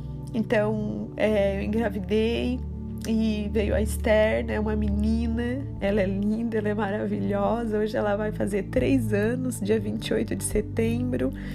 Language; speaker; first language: Portuguese; native; Portuguese